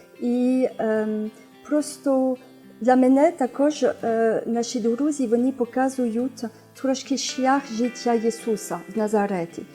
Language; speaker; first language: Ukrainian; non-native, fluent; French